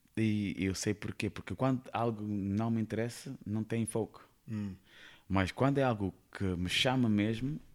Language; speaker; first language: Portuguese; non-native, fluent; Kabuverdianu